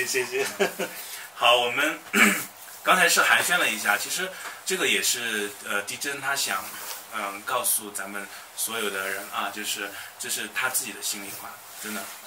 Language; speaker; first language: Chinese; native; Chinese